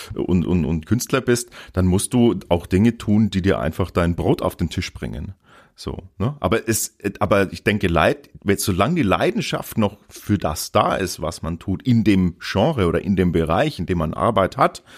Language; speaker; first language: German; native; German